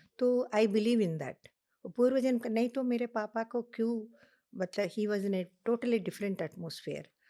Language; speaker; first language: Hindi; non-native, local second language; Telugu